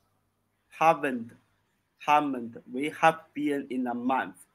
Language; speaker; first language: English; non-native, learner; Chinese